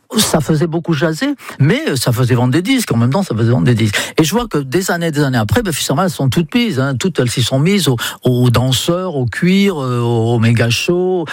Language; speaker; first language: French; non-native, fluent; English